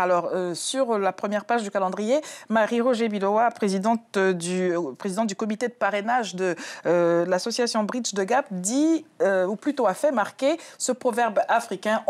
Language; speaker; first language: French; native; French